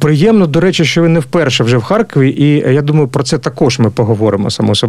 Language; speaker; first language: Ukrainian; native; Ukrainian